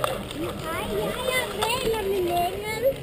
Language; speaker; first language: Danish; early bilingual, heritage; Danish